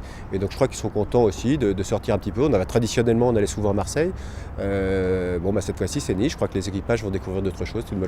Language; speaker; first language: French; native; French